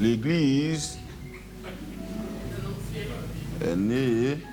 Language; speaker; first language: French; native; French